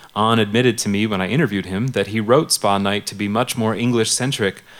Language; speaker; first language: English; native; English